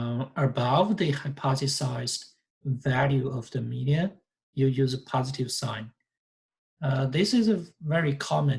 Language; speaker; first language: English; non-native, fluent; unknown